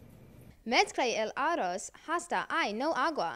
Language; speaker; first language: Spanish; non-native, learner; English